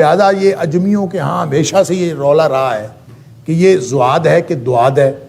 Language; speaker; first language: Urdu; non-native, local second language; Punjabi